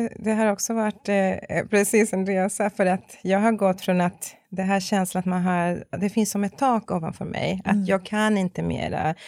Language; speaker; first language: Swedish; early bilingual, other home language; Spanish